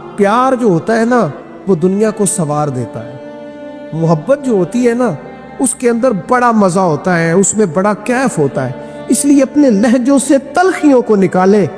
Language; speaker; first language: Urdu; non-native, local second language; Punjabi